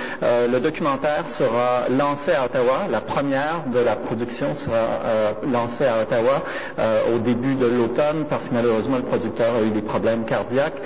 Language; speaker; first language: French; native; French